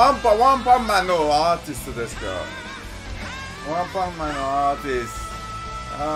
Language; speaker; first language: Japanese; non-native, learner; English